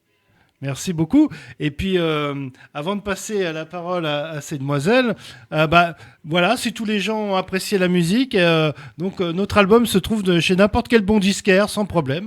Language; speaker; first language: French; native; French